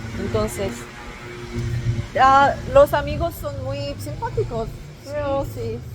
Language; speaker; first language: Spanish; non-native, learner; Korean